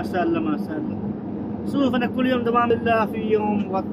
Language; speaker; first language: Arabic; non-native, learner; Hindi